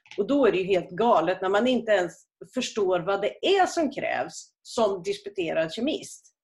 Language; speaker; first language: Swedish; native; Swedish